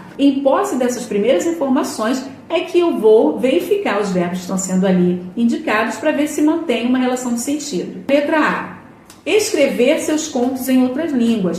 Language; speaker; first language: Portuguese; native; Portuguese